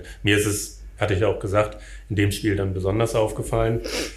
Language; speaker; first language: German; native; German